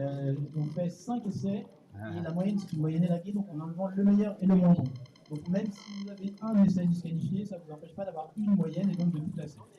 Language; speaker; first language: French; native; French